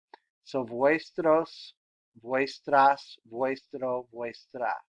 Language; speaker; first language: Spanish; non-native, fluent; English